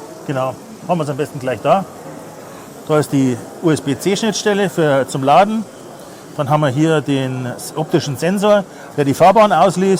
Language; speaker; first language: German; native; German